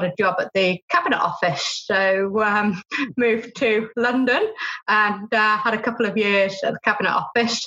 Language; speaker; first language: English; native; English